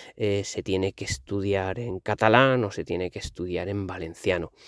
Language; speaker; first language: Spanish; non-native, local second language; Catalan